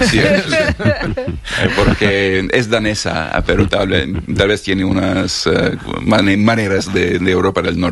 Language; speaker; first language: Spanish; non-native, fluent; English